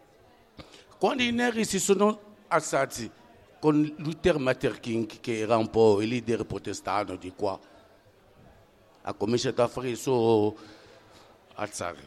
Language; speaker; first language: Italian; non-native, fluent; French